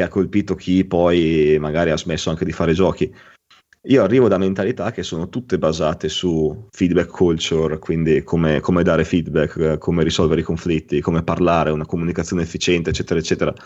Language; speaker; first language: Italian; native; Italian